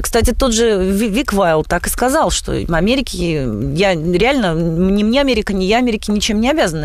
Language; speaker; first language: Russian; native; Russian